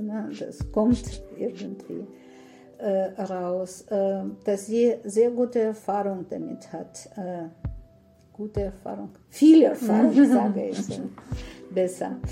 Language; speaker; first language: German; non-native, fluent; Russian